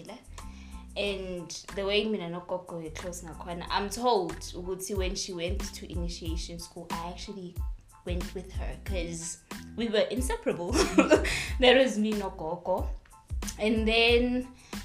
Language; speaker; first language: English; non-native, local second language; Zulu